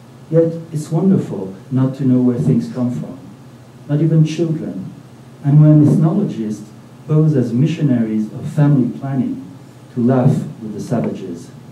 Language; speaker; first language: English; non-native, fluent; French